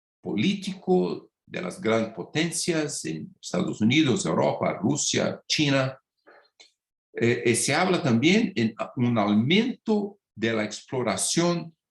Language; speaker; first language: Spanish; non-native, fluent; Portuguese